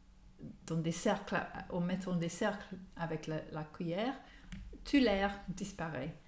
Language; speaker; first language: French; non-native, learner; English